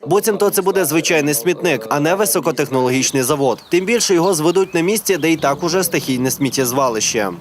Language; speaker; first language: Ukrainian; native; Ukrainian